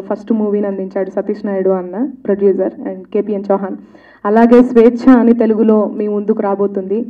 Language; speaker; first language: Telugu; non-native, local second language; Lambadi